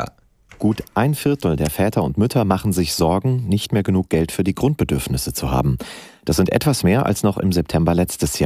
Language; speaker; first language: German; native; German